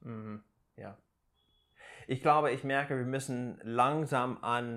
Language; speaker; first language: German; non-native, fluent; English